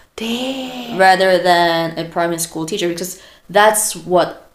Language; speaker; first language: English; non-native, fluent; Korean